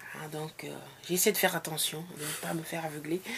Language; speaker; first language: French; non-native, local second language; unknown